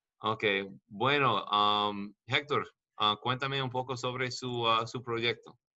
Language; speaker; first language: Spanish; non-native, learner; English